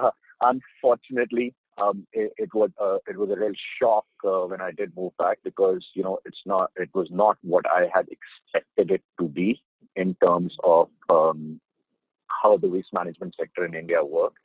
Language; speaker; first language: English; non-native, local second language; Hindi